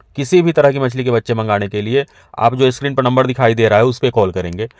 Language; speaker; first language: Hindi; native; Hindi